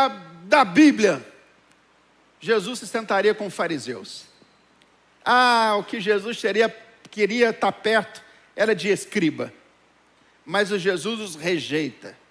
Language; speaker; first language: Portuguese; native; Portuguese